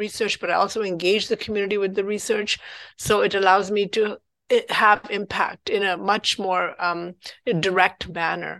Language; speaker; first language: English; non-native, local second language; Punjabi